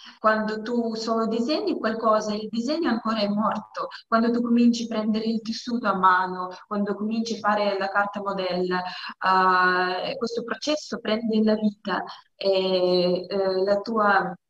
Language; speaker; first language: Italian; non-native, learner; Russian